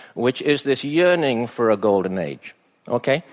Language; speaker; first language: English; native; English